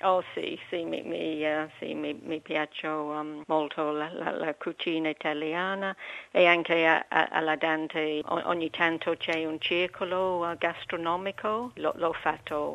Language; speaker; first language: Italian; non-native, learner; English